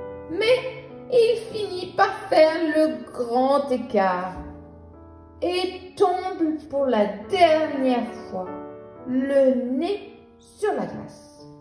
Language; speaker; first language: French; native; French